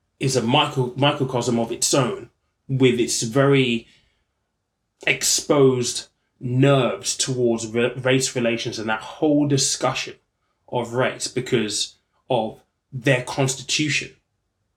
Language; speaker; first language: English; native; English